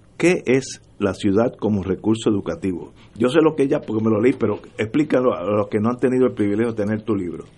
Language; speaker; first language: Spanish; native; Spanish